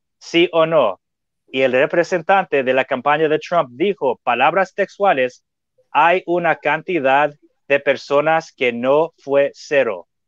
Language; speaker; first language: Spanish; non-native, fluent; English